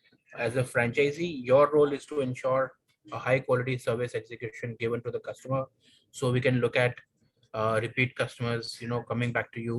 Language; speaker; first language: English; non-native, local second language; Hindi